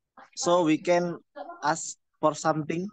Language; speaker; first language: English; non-native, learner; Indonesian